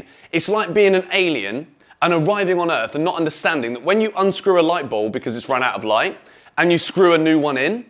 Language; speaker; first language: English; native; English